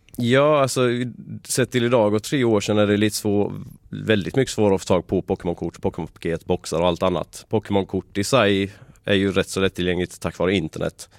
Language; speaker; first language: Swedish; native; Swedish